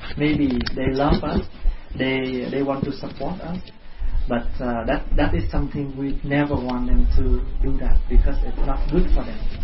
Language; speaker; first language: English; non-native, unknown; Vietnamese